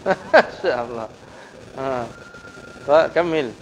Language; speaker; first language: Arabic; non-native, fluent; Indonesian